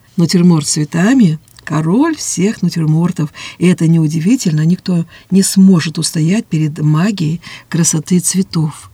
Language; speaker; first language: Russian; native; Russian